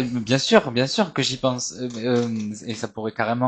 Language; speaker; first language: French; native; French